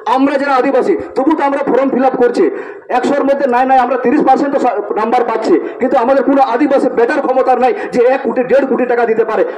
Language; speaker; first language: Bangla; non-native, local second language; Santali